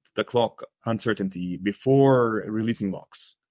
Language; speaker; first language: English; non-native, fluent; Arabic